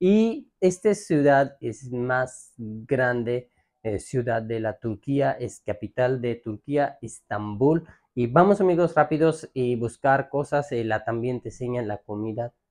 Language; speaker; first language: Spanish; non-native, learner; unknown